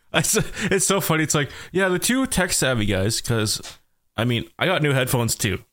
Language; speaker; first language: English; native; English